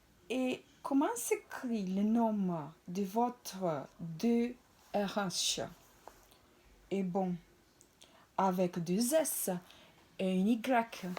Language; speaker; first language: French; non-native, fluent; Italian